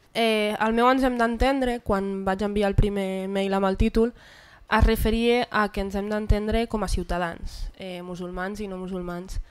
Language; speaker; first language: Catalan; early bilingual, other home language; Arabic